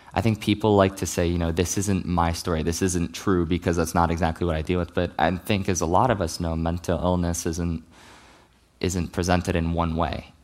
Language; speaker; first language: English; native; English